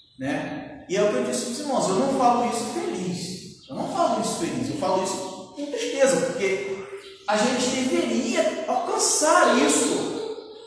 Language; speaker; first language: Portuguese; native; Portuguese